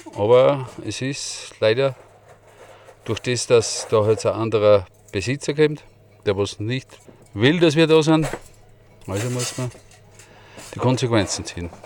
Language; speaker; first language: German; native; German